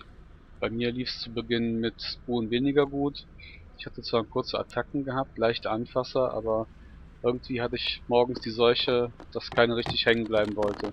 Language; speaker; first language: German; native; German